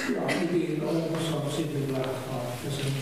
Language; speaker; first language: Swedish; non-native, fluent; German